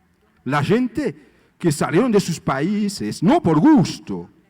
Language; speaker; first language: Spanish; non-native, fluent; Haitian Creole